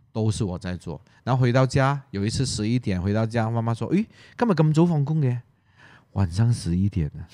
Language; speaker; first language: Chinese; non-native, local second language; Cantonese